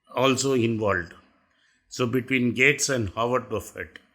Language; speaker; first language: English; non-native, local second language; Tamil